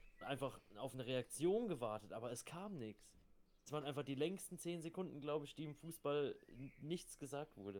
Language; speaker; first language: German; native; German